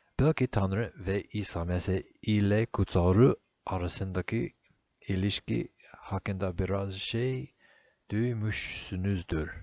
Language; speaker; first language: Turkish; non-native, fluent; English